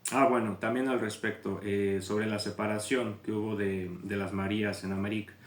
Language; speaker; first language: Spanish; native; Spanish